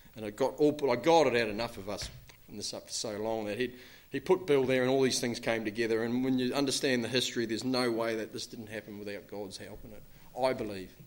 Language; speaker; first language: English; native; English